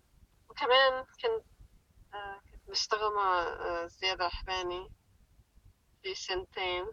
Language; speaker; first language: Arabic; early bilingual, heritage; English